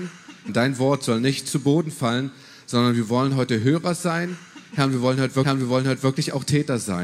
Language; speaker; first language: German; native; German